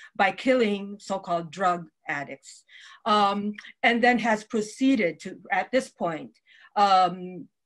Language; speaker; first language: English; non-native, local second language; Waray